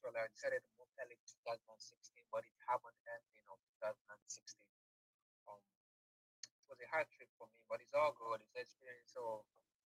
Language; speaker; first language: English; non-native, local second language; Igbo